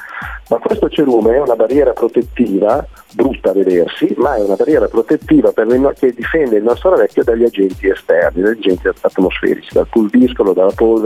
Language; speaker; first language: Italian; native; Italian